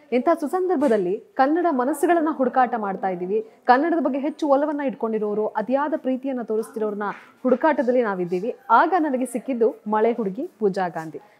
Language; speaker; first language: Kannada; native; Kannada